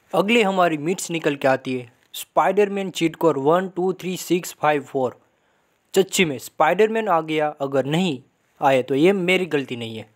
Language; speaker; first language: Hindi; non-native, local second language; Gujarati